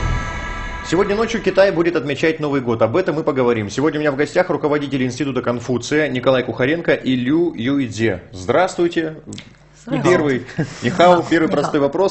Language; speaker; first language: Russian; native; Russian